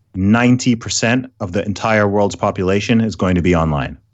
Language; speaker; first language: English; early bilingual, other home language; Arabic